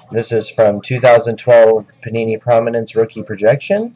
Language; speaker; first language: English; native; English